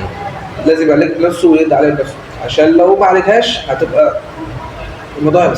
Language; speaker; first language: Arabic; native; Arabic